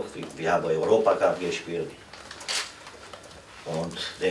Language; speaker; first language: German; non-native, fluent; Romanian